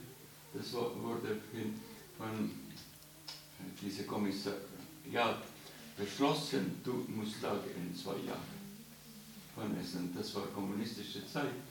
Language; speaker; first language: German; non-native, learner; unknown